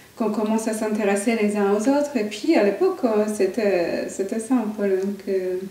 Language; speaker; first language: French; non-native, fluent; Polish